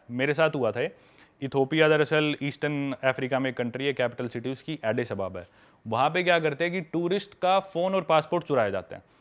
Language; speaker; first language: Hindi; native; Hindi